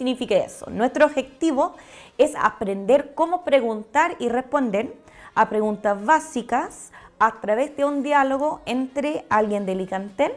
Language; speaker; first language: Spanish; non-native, fluent; English